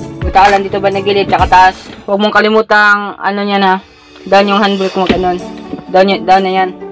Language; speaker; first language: Filipino; non-native, local second language; Cebuano